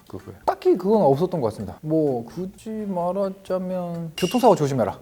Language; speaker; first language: Korean; non-native, fluent; Japanese